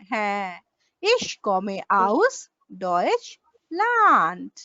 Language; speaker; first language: German; non-native, fluent; Bangla